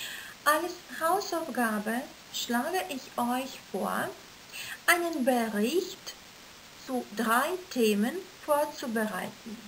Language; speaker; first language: German; non-native, fluent; Russian